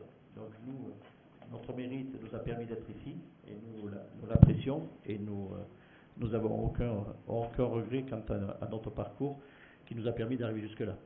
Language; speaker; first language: French; native; French